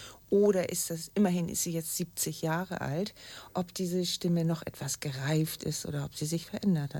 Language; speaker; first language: German; native; German